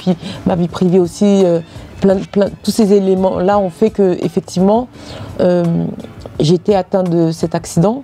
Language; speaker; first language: French; native; French